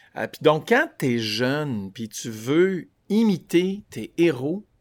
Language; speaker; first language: French; native; French